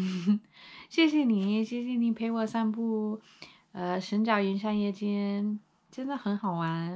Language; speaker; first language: Chinese; non-native, fluent; English